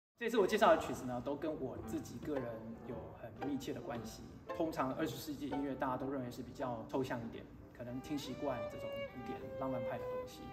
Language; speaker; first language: Chinese; native; Chinese